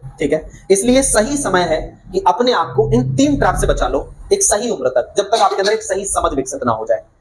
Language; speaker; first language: Hindi; native; Hindi